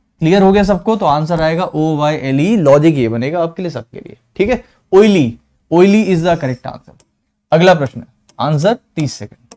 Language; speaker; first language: Hindi; native; Hindi